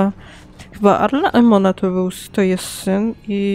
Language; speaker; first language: Polish; native; Polish